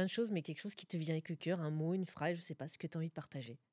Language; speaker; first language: French; native; French